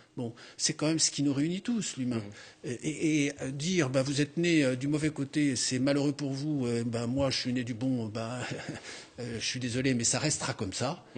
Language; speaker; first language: French; native; French